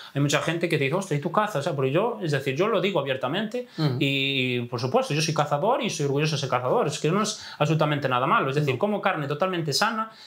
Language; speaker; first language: Spanish; native; Spanish